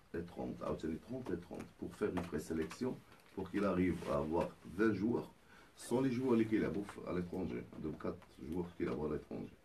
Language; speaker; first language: French; non-native, local second language; Arabic